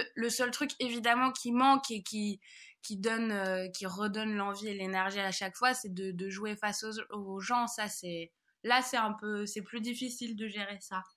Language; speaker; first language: French; native; French